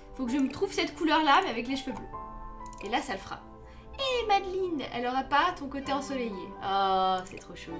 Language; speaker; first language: French; native; French